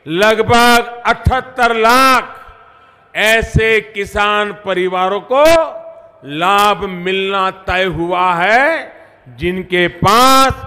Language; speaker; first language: Hindi; non-native, local second language; Gujarati